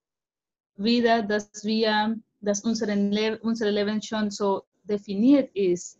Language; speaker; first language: German; non-native, fluent; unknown